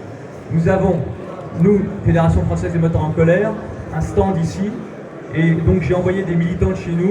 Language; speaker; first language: French; native; French